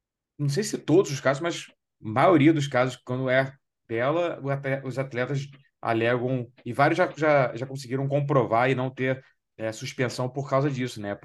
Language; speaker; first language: Portuguese; native; Portuguese